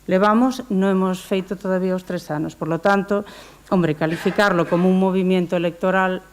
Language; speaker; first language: Spanish; native; Spanish